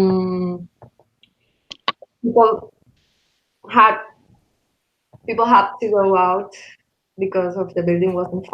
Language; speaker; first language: English; non-native, learner; Spanish